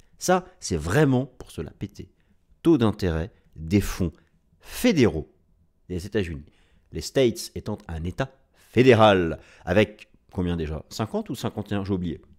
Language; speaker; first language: French; native; French